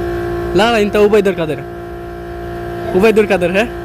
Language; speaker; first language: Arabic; non-native, learner; Bangla